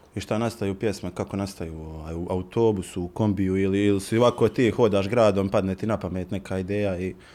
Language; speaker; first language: Croatian; native; Croatian